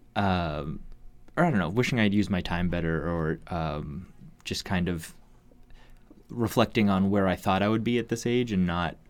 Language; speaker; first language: English; native; English